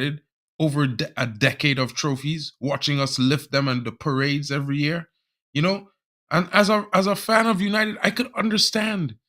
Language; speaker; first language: English; native; English